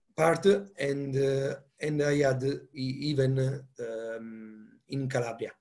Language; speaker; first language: English; non-native, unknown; Italian